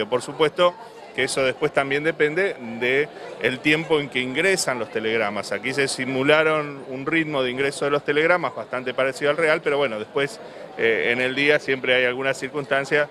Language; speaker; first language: Spanish; native; Spanish